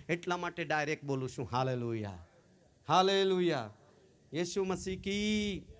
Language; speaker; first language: Gujarati; non-native, local second language; Kukna